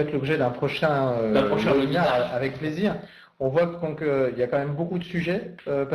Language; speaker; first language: French; native; French